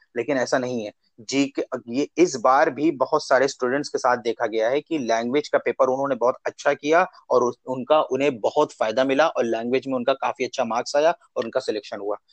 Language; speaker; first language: Hindi; native; Hindi